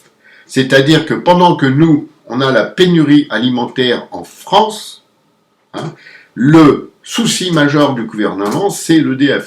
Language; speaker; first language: French; native; French